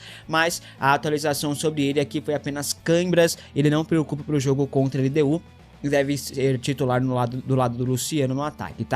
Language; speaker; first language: Portuguese; native; Portuguese